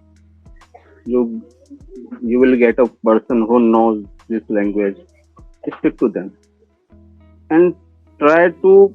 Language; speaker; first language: English; non-native, learner; Hindi